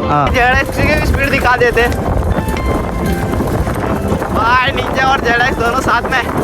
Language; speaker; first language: Hindi; non-native, local second language; Gujarati